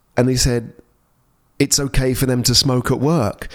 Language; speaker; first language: English; native; English